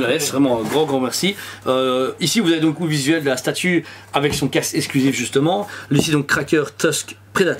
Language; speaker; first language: French; native; French